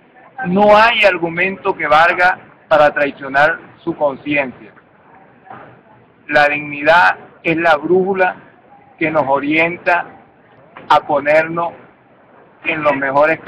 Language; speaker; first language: Spanish; native; Spanish